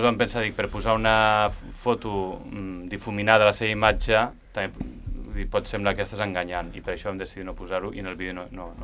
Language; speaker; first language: Catalan; native; Catalan